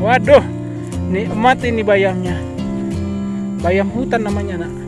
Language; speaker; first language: Indonesian; non-native, local second language; Batak Toba